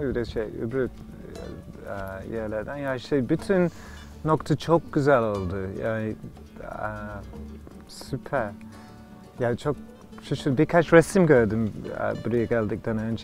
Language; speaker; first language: Turkish; non-native, learner; English